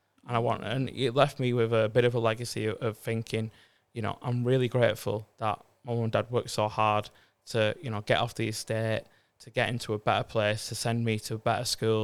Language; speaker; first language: English; native; English